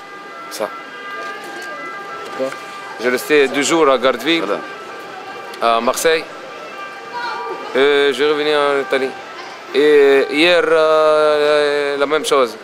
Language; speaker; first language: French; non-native, learner; Arabic